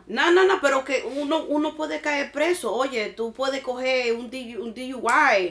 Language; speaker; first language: Spanish; early bilingual, heritage; Spanish